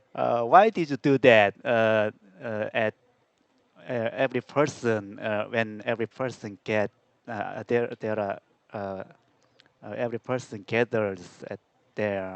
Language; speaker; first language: English; non-native, learner; Korean